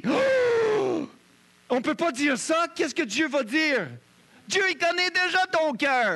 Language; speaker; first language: French; native; French